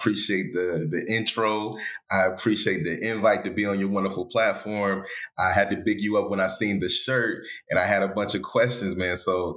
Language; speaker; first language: English; native; English